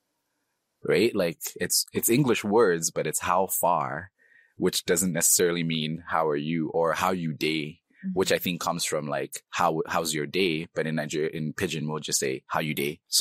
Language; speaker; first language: English; native; English